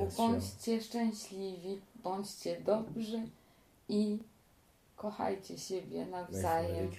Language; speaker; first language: Polish; non-native, learner; French